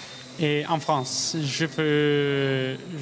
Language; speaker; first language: French; non-native, learner; Spanish